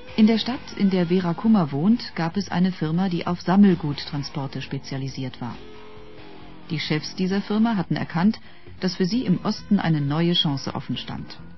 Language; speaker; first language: German; native; German